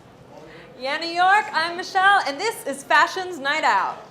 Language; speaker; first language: English; native; English